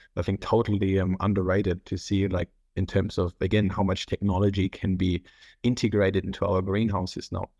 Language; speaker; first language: English; non-native, fluent; German